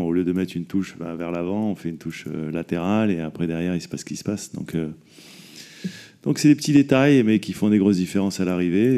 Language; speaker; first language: French; native; French